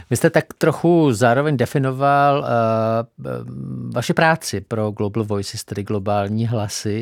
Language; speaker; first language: Czech; native; Czech